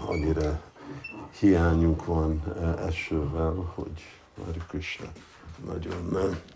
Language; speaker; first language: Hungarian; early bilingual, heritage; Hungarian